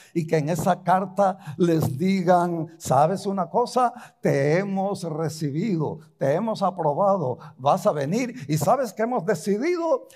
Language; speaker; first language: Spanish; early bilingual, other home language; Portuguese